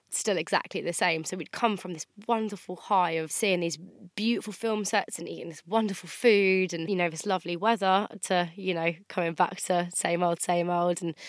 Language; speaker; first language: English; native; English